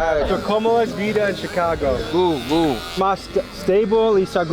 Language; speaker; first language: Spanish; non-native, learner; English